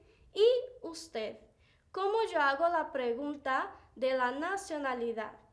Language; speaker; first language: Spanish; non-native, fluent; Portuguese